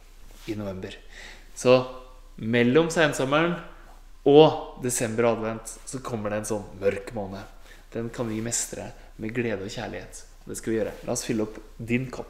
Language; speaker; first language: Norwegian; native; Norwegian